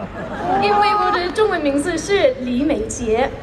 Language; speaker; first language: Chinese; non-native, fluent; English